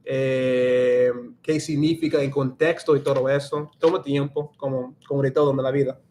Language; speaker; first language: Spanish; non-native, learner; English